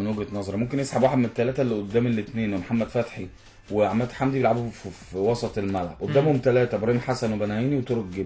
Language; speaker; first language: Arabic; native; Arabic